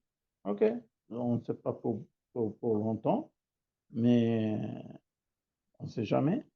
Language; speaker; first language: French; non-native, learner; Hebrew